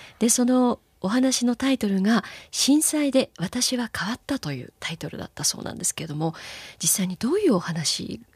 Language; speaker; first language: Japanese; native; Japanese